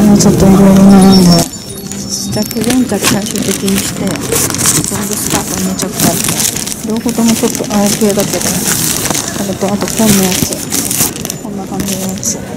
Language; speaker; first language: Japanese; native; Japanese